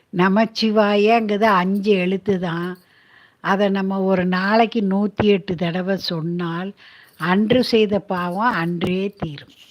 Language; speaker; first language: Tamil; native; Tamil